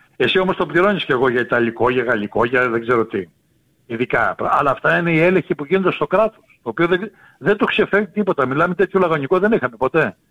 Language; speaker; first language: Greek; native; Greek